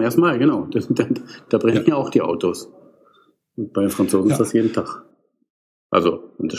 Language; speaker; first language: German; native; German